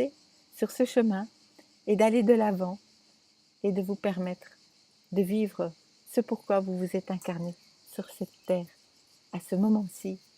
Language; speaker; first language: French; native; French